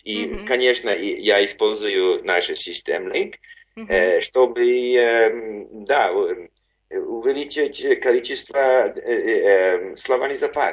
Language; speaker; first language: Russian; non-native, learner; English